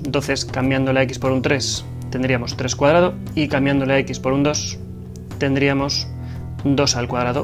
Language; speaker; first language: Spanish; native; Spanish